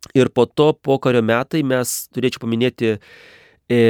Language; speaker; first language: Lithuanian; native; Lithuanian